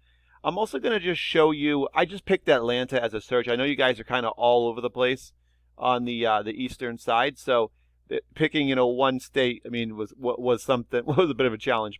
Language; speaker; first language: English; native; English